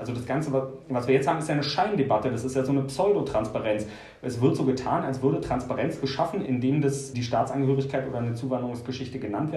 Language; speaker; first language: German; native; German